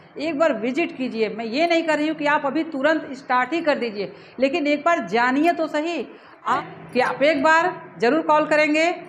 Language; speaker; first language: Hindi; native; Hindi